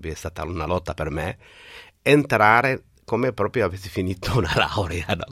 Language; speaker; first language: Italian; non-native, fluent; Somali